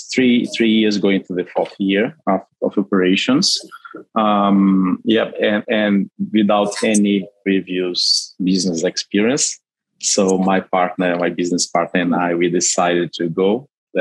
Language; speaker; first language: English; non-native, fluent; Portuguese